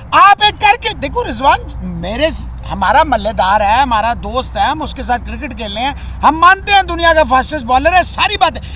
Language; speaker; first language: Urdu; non-native, local second language; Punjabi